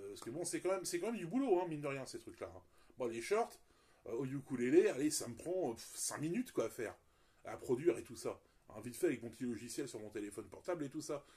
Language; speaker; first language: French; native; French